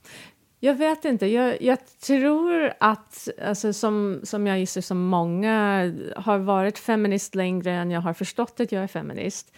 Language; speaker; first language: Swedish; non-native, fluent; English